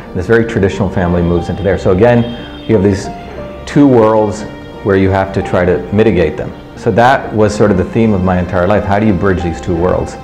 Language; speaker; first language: English; early bilingual, other home language; Tamil